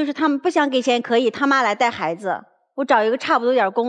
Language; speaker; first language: Chinese; native; Chinese